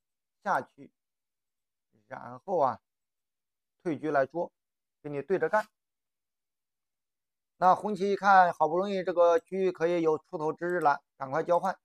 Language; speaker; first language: Chinese; native; Chinese